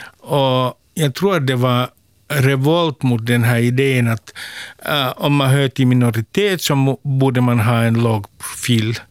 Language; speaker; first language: Swedish; non-native, local second language; Finnish